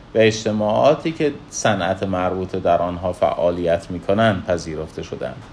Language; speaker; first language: Persian; native; Persian